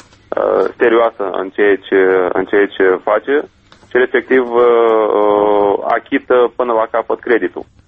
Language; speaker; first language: Romanian; native; Romanian